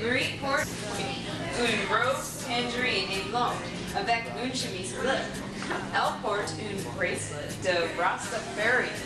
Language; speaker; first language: French; non-native, learner; English